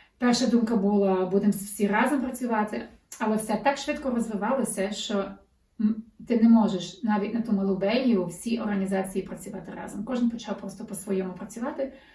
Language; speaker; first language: Ukrainian; early bilingual, heritage; Ukrainian